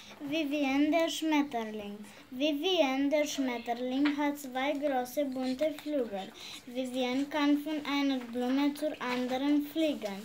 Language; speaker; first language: German; non-native, learner; Romanian